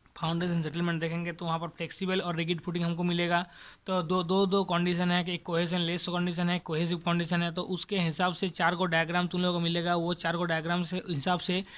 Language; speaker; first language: Hindi; non-native, local second language; Bangla